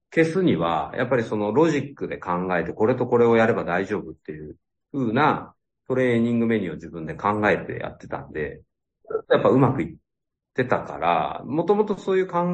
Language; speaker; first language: Japanese; native; Japanese